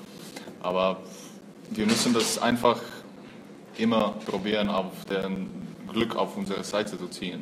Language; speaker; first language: German; non-native, fluent; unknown